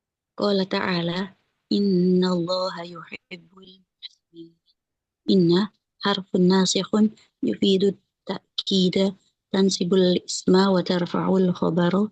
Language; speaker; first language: Arabic; non-native, learner; Indonesian